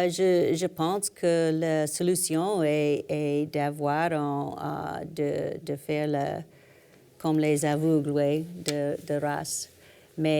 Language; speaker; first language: French; non-native, learner; English